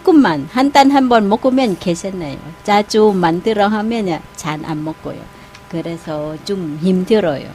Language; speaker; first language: Korean; non-native, learner; Thai